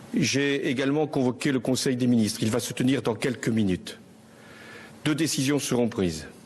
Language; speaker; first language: French; native; French